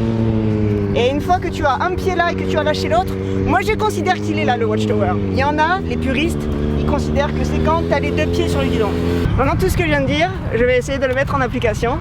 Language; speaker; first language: French; native; French